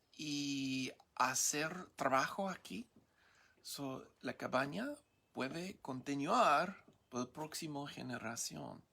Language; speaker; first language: Spanish; non-native, learner; English